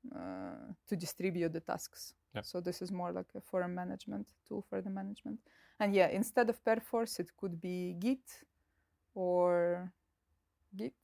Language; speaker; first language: English; non-native, fluent; Russian